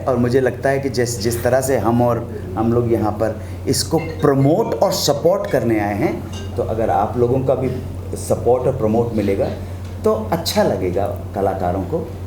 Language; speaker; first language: Hindi; native; Hindi